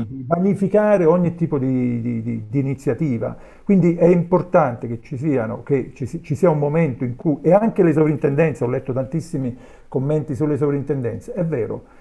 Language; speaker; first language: Italian; native; Italian